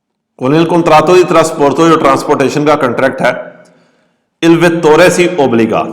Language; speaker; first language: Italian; non-native, fluent; Urdu